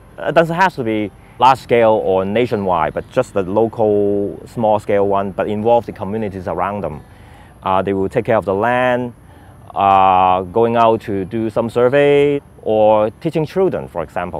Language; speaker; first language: English; non-native, local second language; Cantonese